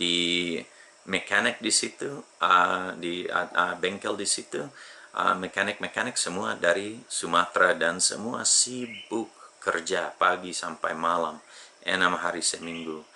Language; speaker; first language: Indonesian; non-native, fluent; English